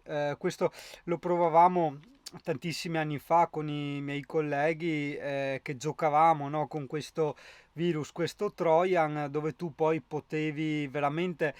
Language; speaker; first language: Italian; native; Italian